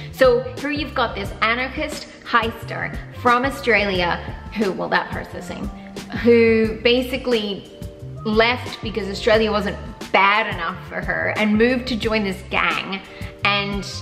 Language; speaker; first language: English; native; English